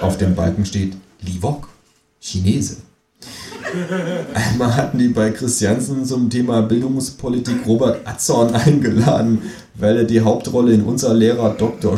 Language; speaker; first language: German; native; German